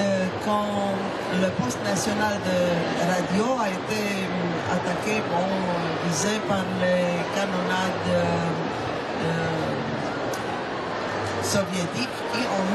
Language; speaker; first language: French; non-native, fluent; Romanian